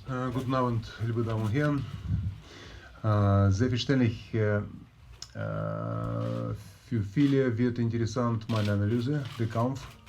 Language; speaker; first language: German; non-native, learner; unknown